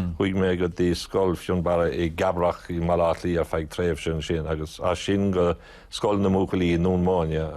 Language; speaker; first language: Irish; native; Irish